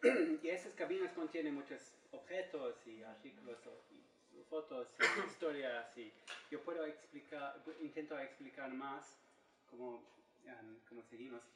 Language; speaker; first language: Spanish; non-native, learner; English